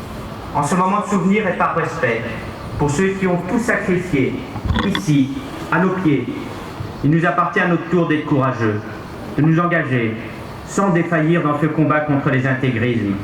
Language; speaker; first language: French; native; French